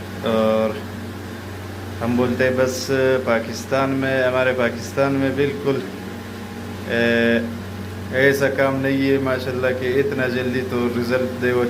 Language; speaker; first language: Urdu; non-native, local second language; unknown